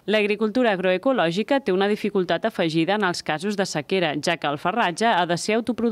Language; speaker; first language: Catalan; native; Catalan